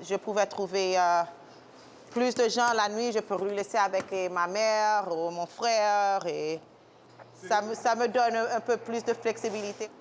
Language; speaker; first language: French; early bilingual, heritage; French